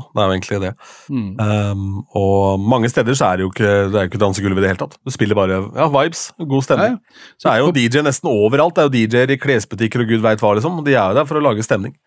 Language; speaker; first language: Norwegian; native; Norwegian